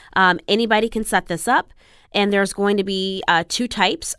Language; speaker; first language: English; native; English